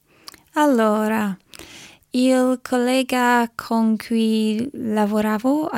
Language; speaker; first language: Italian; non-native, learner; English